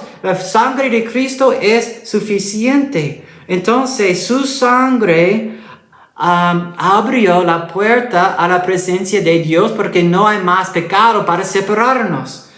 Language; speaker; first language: Spanish; non-native, fluent; English